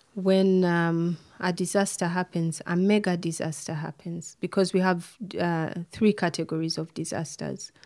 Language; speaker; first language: English; non-native, local second language; Ganda